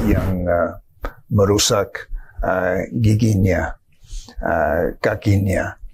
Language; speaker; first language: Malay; non-native, fluent; English